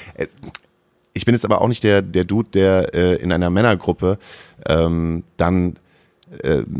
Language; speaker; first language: German; native; German